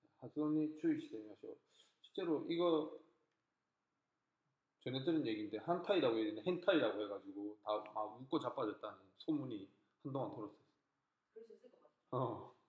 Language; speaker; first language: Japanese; non-native, fluent; Korean